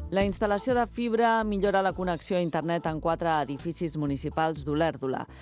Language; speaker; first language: Catalan; native; Catalan